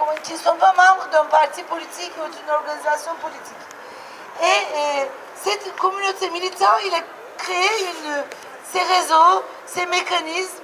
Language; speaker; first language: French; non-native, fluent; Turkish